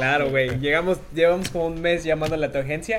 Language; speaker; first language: Spanish; native; Spanish